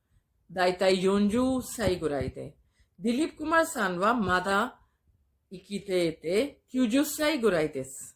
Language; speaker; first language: Japanese; non-native, fluent; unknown